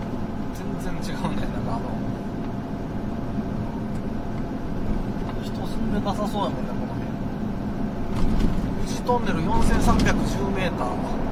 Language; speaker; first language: Japanese; native; Japanese